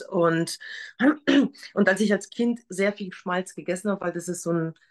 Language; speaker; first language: German; non-native, fluent; Polish